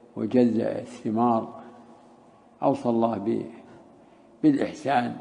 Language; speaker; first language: Arabic; native; Arabic